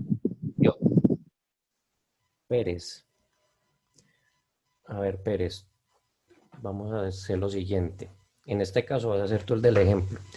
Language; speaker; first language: Spanish; native; Spanish